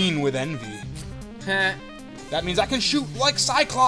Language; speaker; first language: English; native; English